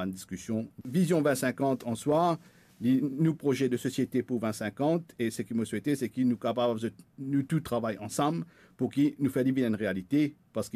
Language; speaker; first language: French; non-native, local second language; Morisyen